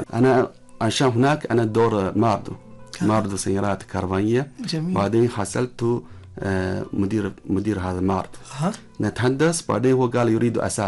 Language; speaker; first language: Arabic; non-native, learner; Chinese